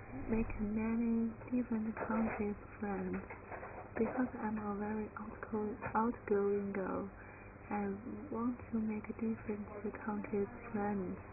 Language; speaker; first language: English; non-native, learner; Chinese